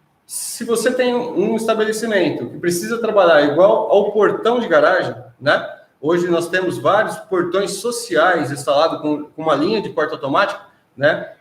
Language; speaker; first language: Portuguese; native; Portuguese